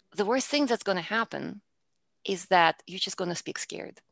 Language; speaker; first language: English; non-native, fluent; Russian